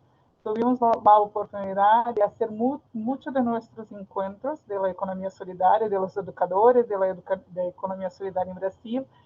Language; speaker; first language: Spanish; non-native, fluent; Portuguese